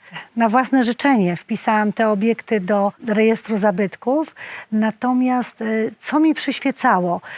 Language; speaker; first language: Polish; native; Polish